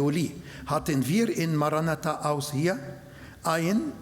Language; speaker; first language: German; non-native, learner; Arabic